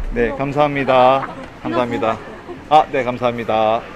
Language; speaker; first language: Korean; native; Korean